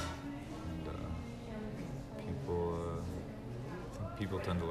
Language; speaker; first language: English; native; English